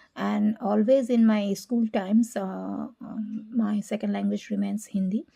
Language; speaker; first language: Hindi; non-native, local second language; Bangla